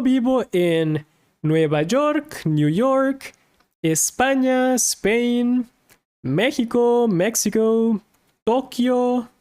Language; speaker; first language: Spanish; non-native, fluent; English